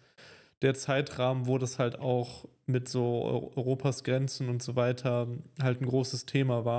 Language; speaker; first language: German; native; German